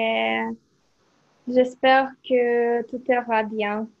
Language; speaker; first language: French; non-native, learner; Russian